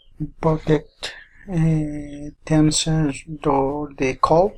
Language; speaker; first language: English; non-native, learner; Spanish